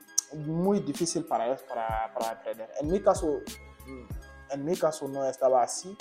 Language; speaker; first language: Spanish; non-native, learner; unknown